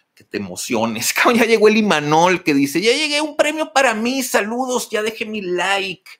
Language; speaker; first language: Spanish; native; Spanish